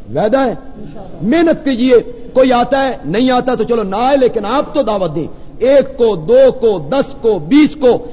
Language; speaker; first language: Urdu; non-native, local second language; Punjabi